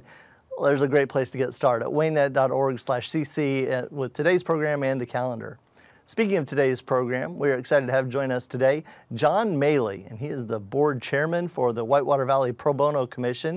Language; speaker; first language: English; native; English